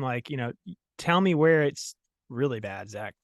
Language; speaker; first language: English; native; English